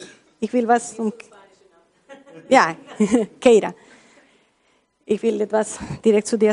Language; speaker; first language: German; non-native, learner; Spanish